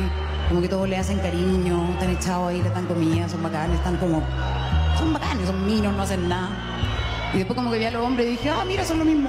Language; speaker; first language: Spanish; native; Spanish